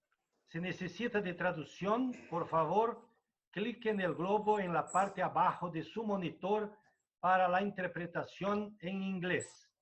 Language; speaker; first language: Spanish; non-native, fluent; Portuguese